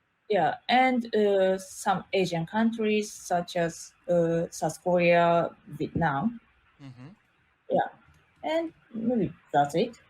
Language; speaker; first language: English; non-native, learner; Japanese